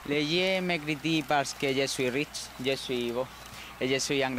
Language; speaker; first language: French; non-native, learner; Spanish